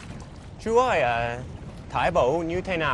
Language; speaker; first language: Vietnamese; non-native, learner; English